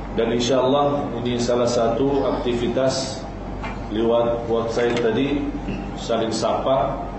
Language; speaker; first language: Malay; non-native, fluent; Arabic